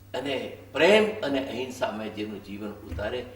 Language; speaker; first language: Hindi; non-native, local second language; Gujarati